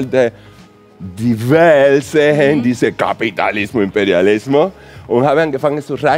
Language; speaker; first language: German; non-native, fluent; Spanish